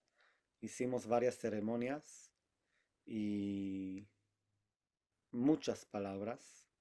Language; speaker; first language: Spanish; non-native, fluent; Hebrew